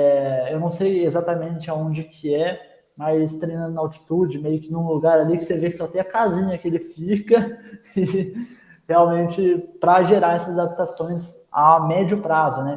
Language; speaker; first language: Portuguese; native; Portuguese